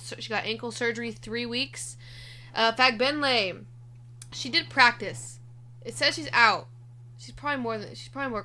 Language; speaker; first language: English; native; English